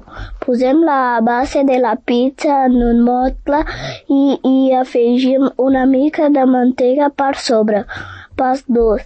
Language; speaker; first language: Catalan; early bilingual, other home language; Portuguese